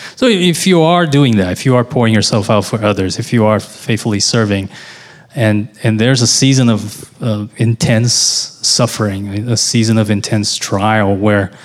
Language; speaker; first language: English; non-native, fluent; Portuguese